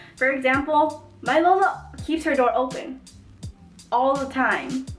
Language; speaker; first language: English; native; English